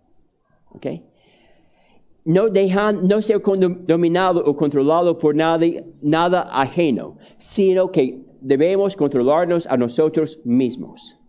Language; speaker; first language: Spanish; non-native, fluent; English